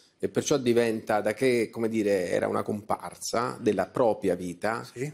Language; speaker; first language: Italian; native; Italian